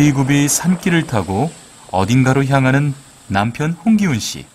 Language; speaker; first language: Korean; native; Korean